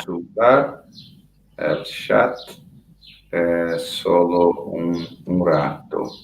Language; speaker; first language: Spanish; non-native, fluent; Portuguese